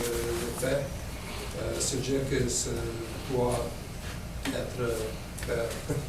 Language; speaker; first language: French; non-native, local second language; English